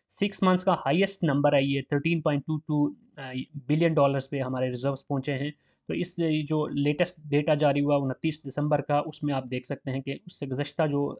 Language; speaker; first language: Urdu; native; Urdu